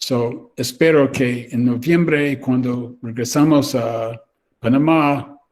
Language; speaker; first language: Spanish; non-native, learner; English